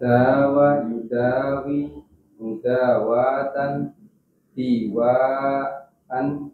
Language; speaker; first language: Arabic; non-native, learner; Indonesian